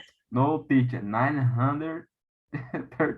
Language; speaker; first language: English; non-native, learner; Portuguese